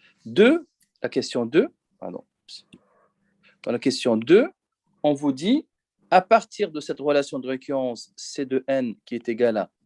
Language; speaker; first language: French; native; French